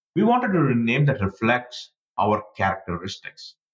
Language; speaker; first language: English; non-native, local second language; Tamil